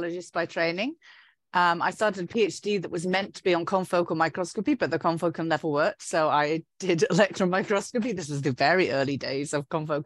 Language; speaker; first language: English; native; English